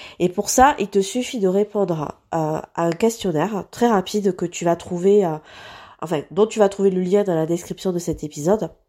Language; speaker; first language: French; native; French